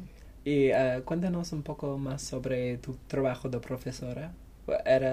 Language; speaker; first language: Spanish; non-native, learner; English